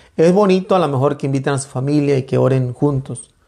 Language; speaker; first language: Spanish; native; Spanish